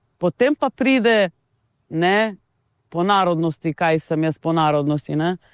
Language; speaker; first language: Slovenian; non-native, local second language; Romany